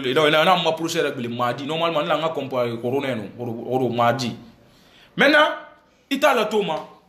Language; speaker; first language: French; non-native, local second language; Susu